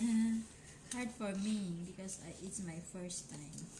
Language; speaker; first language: English; non-native, local second language; Filipino